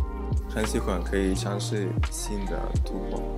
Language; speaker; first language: Chinese; non-native, fluent; Russian